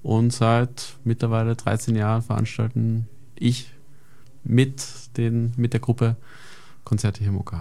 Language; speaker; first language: German; native; German